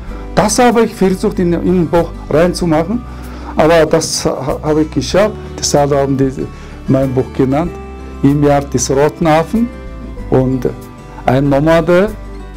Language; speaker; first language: German; non-native, fluent; Mongolian